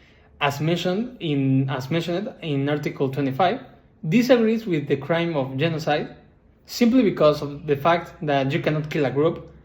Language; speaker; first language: English; non-native, learner; Spanish